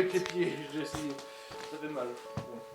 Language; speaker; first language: French; native; French